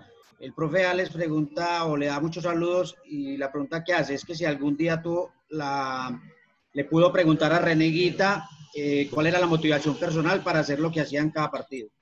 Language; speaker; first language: Spanish; native; Spanish